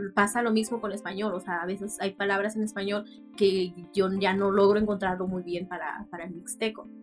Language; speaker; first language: Spanish; non-native, local second language; Mixtepec Mixtec